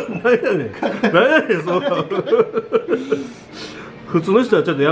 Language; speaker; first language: Japanese; native; Japanese